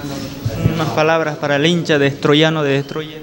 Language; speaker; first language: Spanish; non-native, local second language; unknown